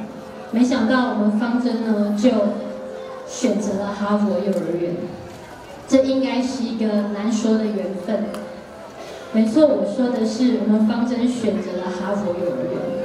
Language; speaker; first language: Chinese; native; Chinese